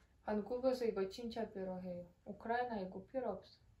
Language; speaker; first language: Korean; non-native, learner; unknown